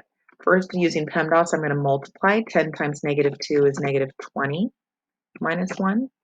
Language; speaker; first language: English; native; English